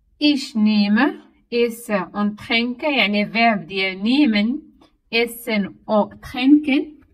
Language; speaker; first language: German; non-native, learner; Arabic